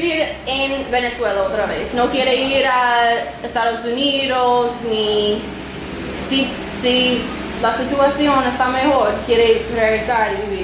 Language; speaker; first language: Spanish; non-native, learner; English